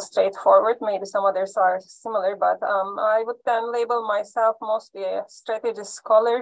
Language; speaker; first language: English; non-native, fluent; Turkish